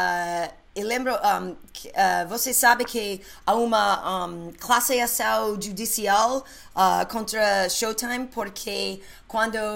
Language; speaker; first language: Portuguese; non-native, learner; English